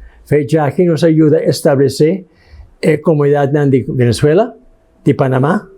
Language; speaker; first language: Portuguese; non-native, learner; Papiamento